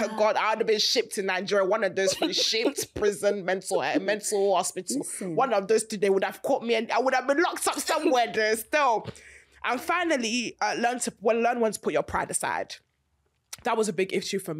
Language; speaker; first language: English; native; English